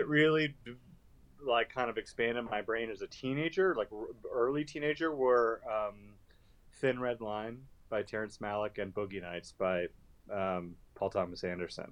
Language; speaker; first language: English; native; English